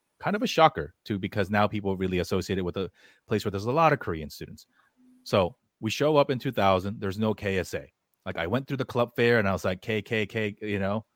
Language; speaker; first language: English; early bilingual, other home language; Korean